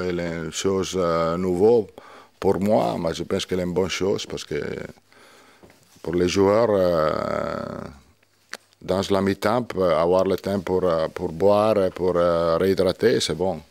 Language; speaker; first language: French; non-native, learner; Italian